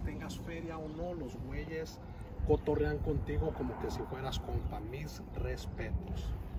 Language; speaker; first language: Spanish; early bilingual, heritage; Spanish